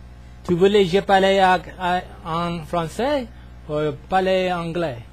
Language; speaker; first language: French; non-native, learner; English